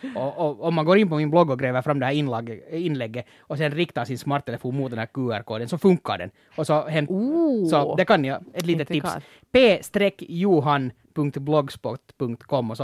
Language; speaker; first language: Swedish; native; Swedish